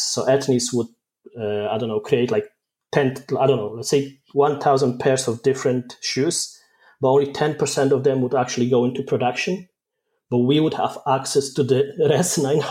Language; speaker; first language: English; non-native, fluent; Polish